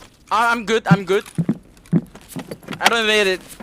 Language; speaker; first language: English; non-native, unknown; Korean